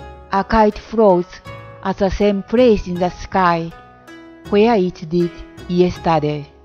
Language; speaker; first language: English; non-native, fluent; Japanese